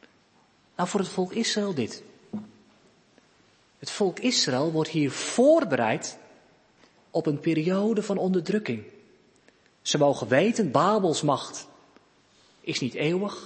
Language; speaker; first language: Dutch; native; Dutch